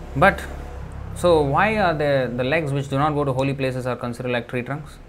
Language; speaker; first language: English; non-native, local second language; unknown